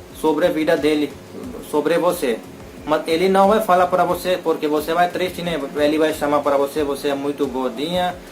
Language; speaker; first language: Portuguese; non-native, learner; Hindi